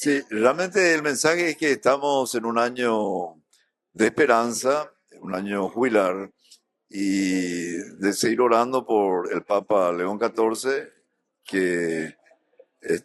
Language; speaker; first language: Spanish; native; Spanish